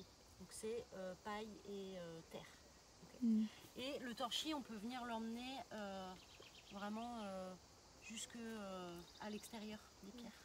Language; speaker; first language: French; native; French